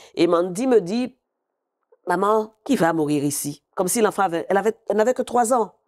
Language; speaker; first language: French; native; French